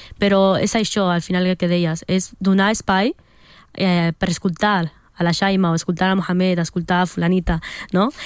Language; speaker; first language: Catalan; early bilingual, other home language; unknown